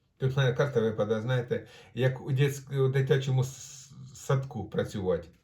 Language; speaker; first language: Ukrainian; non-native, local second language; Russian